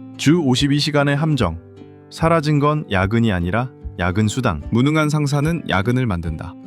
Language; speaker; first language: Korean; native; Korean